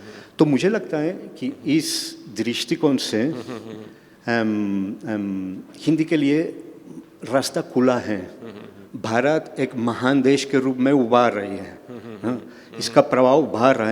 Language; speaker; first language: Hindi; non-native, fluent; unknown